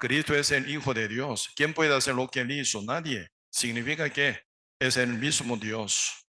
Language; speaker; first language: Spanish; non-native, learner; Korean